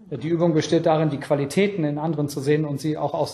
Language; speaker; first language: German; native; German